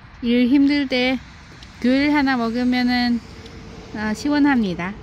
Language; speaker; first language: Korean; non-native, learner; Vietnamese